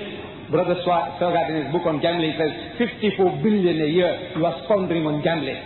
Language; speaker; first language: English; early bilingual, other home language; Gujarati